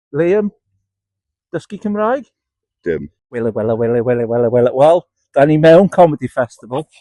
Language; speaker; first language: Welsh; native; Welsh